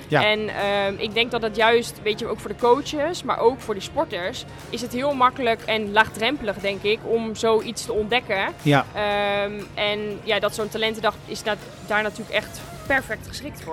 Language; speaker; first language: Dutch; native; Dutch